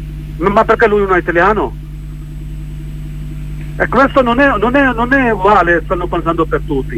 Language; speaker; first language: Italian; non-native, learner; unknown